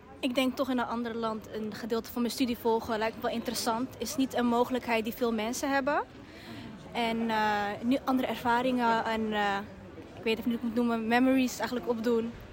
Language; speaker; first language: Dutch; early bilingual, other home language; Turkish